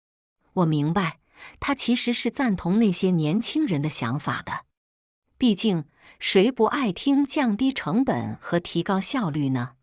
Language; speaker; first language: Chinese; native; Chinese